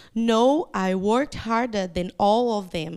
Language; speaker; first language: English; non-native, fluent; Portuguese